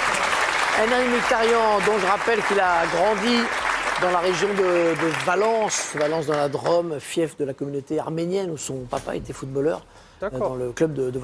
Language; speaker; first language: French; native; French